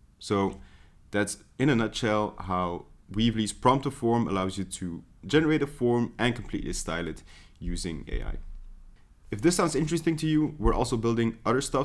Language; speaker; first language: English; non-native, fluent; Dutch